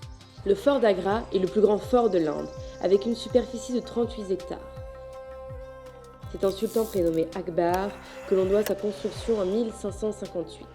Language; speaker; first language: French; native; French